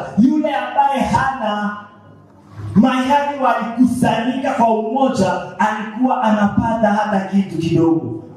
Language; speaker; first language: Swahili; non-native, local second language; Nande